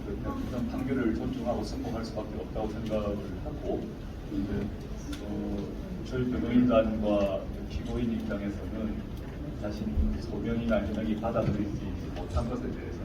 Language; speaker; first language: Korean; native; Korean